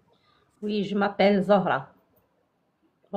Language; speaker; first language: French; non-native, learner; Arabic